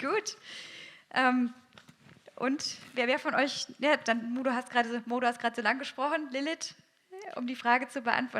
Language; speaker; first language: German; native; German